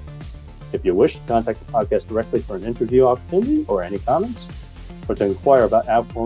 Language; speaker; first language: English; non-native, local second language; Cantonese